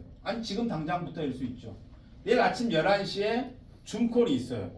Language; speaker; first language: Korean; native; Korean